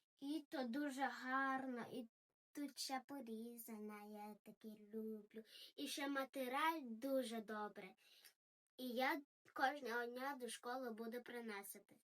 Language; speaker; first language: Ukrainian; early bilingual, heritage; Ukrainian